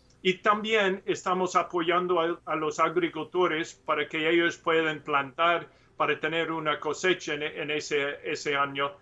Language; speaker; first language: Spanish; non-native, learner; English